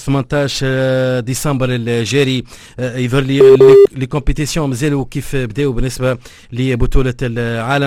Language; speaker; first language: Arabic; native; Arabic